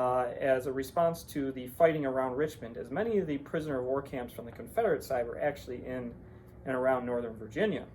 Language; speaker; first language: English; native; English